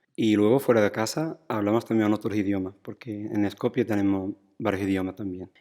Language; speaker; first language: Spanish; non-native, fluent; English